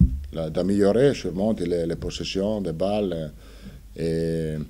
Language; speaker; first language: French; non-native, fluent; Italian